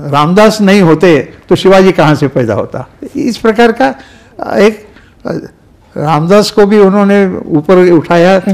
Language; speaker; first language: Hindi; non-native, local second language; Marathi